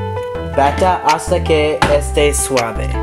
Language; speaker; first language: Spanish; non-native, learner; English